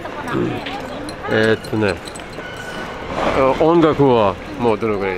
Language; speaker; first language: Japanese; non-native, learner; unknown